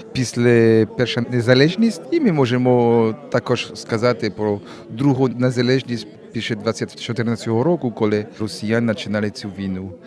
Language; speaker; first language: Ukrainian; non-native, learner; French